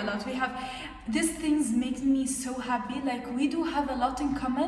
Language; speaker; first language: English; non-native, fluent; Arabic